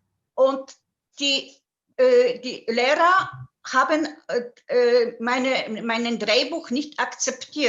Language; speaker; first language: German; non-native, fluent; Polish